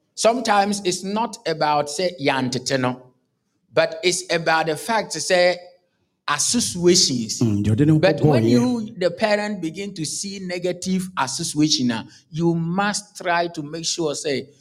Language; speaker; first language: English; non-native, local second language; Akan